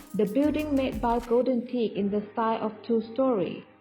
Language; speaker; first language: English; non-native, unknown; Thai